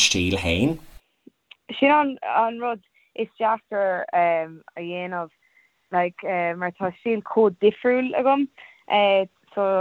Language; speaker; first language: Irish; non-native, local second language; English